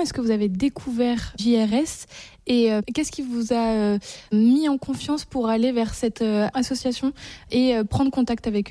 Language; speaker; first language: French; native; French